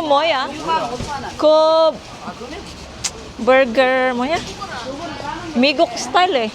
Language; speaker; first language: Korean; non-native, learner; Filipino